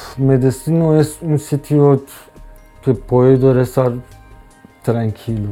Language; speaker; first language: Spanish; non-native, learner; Persian